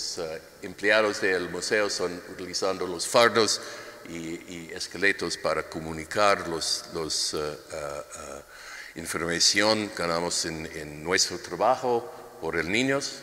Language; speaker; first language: Spanish; non-native, learner; English